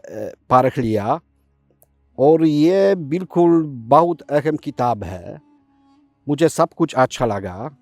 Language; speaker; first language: Hindi; non-native, fluent; Polish